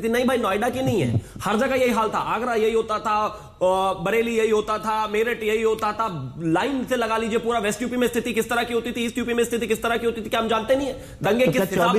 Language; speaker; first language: Hindi; native; Hindi